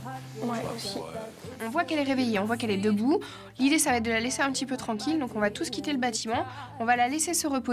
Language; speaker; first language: French; native; French